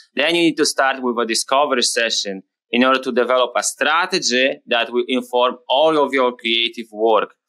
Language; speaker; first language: English; non-native, fluent; Polish